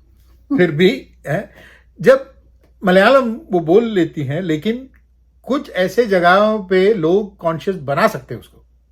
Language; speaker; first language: Hindi; non-native, local second language; Malayalam